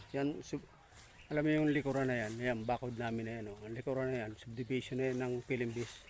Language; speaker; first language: Filipino; non-native, local second language; Waray